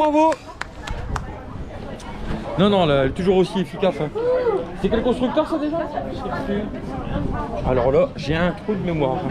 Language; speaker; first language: French; native; French